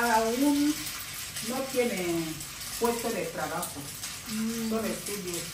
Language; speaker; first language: Spanish; non-native, learner; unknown